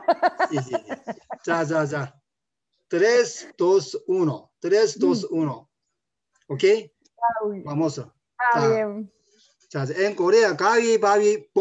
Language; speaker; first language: Spanish; non-native, learner; Korean